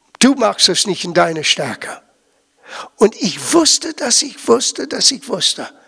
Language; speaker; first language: German; non-native, fluent; English